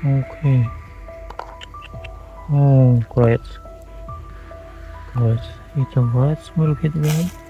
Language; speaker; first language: English; non-native, learner; Khmer